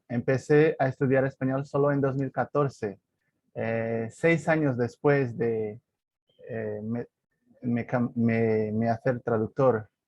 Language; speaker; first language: Spanish; non-native, fluent; Portuguese